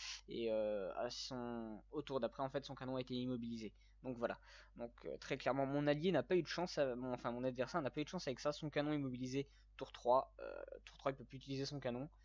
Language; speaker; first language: French; native; French